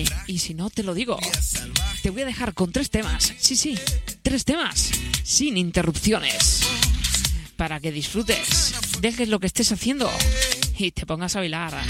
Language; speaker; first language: Spanish; native; Spanish